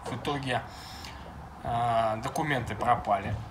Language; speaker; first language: Russian; native; Russian